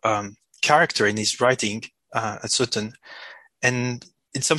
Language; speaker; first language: English; non-native, fluent; French